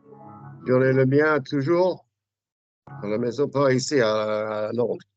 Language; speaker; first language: French; non-native, fluent; English